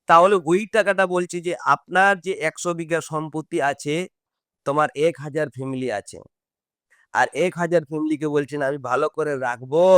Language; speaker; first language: Bangla; non-native, local second language; Santali